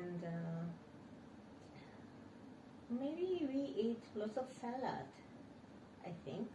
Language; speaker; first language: English; non-native, learner; Japanese